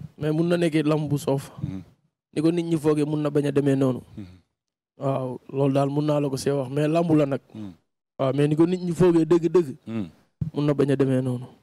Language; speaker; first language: Wolof; non-native, local second language; Serer